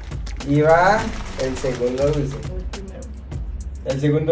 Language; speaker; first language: Spanish; native; Spanish